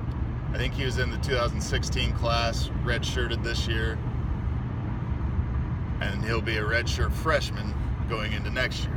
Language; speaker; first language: English; native; English